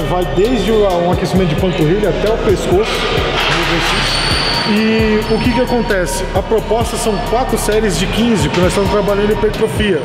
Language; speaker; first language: Portuguese; native; Portuguese